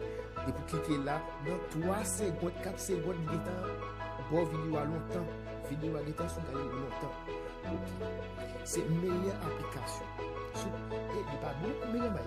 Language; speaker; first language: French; non-native, local second language; Haitian Creole